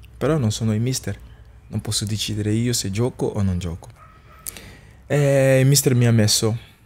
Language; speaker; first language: Italian; non-native, fluent; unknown